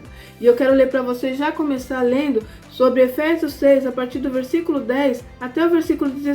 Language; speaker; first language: Portuguese; native; Portuguese